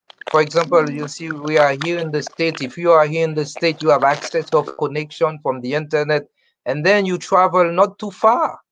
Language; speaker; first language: English; non-native, fluent; Haitian Creole